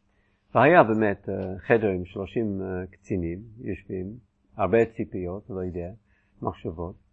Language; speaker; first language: Hebrew; non-native, fluent; English